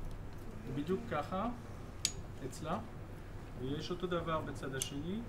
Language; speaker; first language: Hebrew; non-native, fluent; French